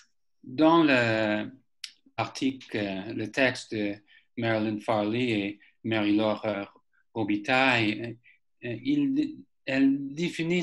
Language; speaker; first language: French; non-native, fluent; English